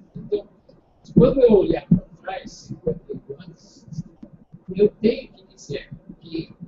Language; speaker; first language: Portuguese; non-native, fluent; English